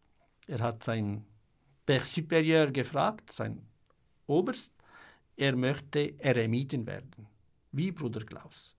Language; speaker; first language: German; non-native, fluent; Arabic